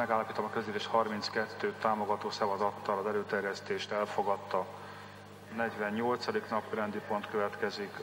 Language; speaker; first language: Hungarian; native; Hungarian